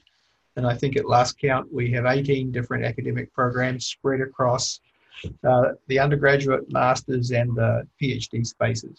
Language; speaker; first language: English; native; English